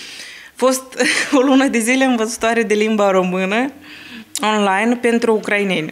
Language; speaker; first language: Romanian; early bilingual, heritage; Romanian